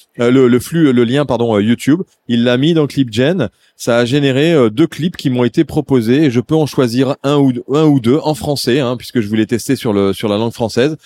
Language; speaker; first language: French; native; French